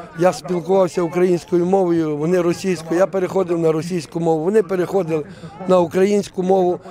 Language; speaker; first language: Ukrainian; native; Ukrainian